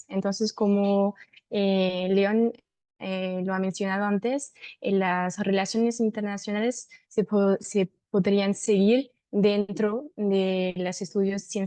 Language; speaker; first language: Spanish; non-native, fluent; French